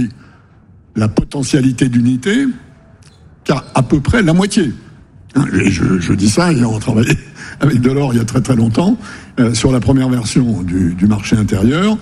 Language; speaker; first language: French; native; French